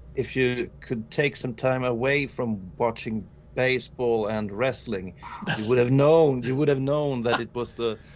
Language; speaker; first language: English; non-native, fluent; Swedish